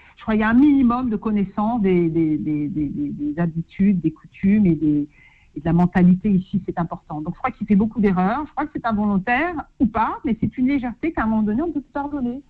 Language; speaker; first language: French; native; French